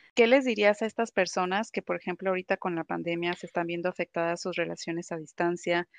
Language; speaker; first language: Spanish; native; Spanish